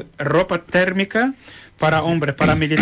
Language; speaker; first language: Spanish; non-native, learner; Ukrainian